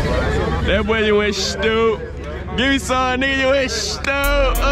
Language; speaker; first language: English; native; English